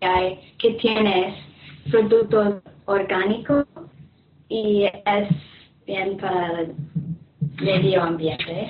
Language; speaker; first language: Spanish; non-native, learner; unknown